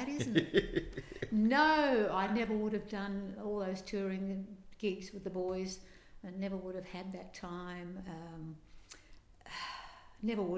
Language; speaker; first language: English; native; English